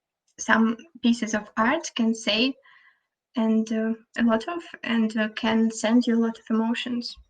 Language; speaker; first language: English; non-native, fluent; Russian